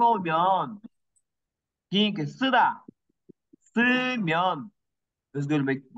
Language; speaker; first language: Korean; non-native, learner; Kyrgyz